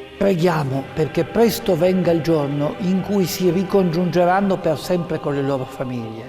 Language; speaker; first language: Italian; non-native, fluent; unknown